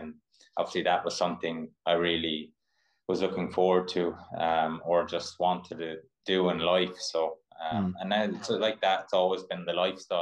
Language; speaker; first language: English; native; English